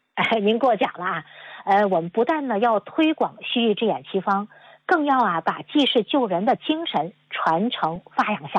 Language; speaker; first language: Chinese; native; Chinese